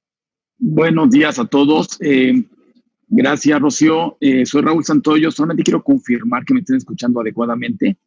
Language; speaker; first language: Spanish; native; Spanish